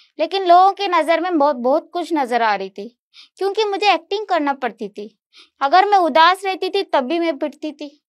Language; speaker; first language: Hindi; non-native, local second language; Kannada